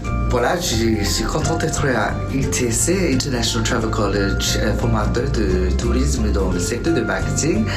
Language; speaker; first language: French; non-native, fluent; English